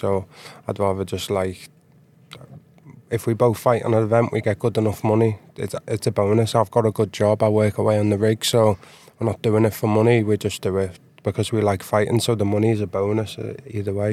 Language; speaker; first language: English; native; English